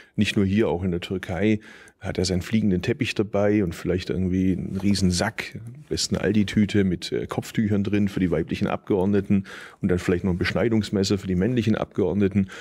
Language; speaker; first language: German; early bilingual, other home language; Turkish